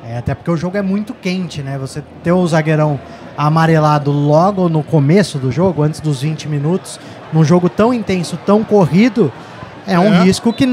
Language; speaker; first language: Portuguese; native; Portuguese